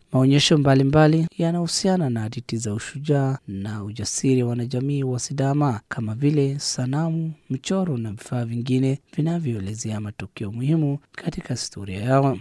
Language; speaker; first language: Swahili; non-native, fluent; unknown